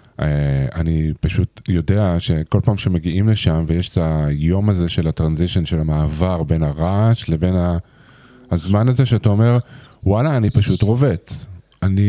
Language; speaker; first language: Hebrew; native; Hebrew